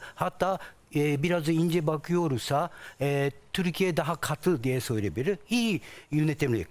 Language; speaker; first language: Turkish; non-native, fluent; Japanese